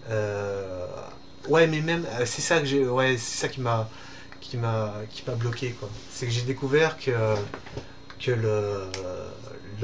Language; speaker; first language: French; native; French